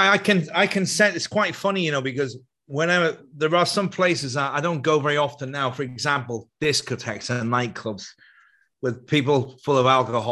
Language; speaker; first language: English; native; English